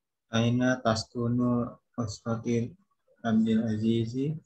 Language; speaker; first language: Arabic; non-native, learner; Indonesian